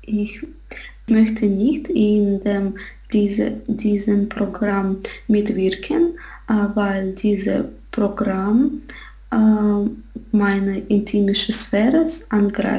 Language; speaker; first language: German; non-native, learner; Russian